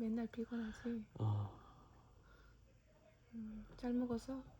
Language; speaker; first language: Korean; non-native, fluent; Spanish